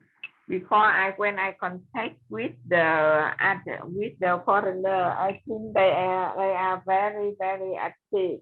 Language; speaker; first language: English; non-native, learner; Vietnamese